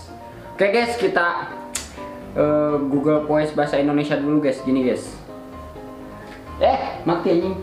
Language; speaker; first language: Indonesian; non-native, local second language; Sundanese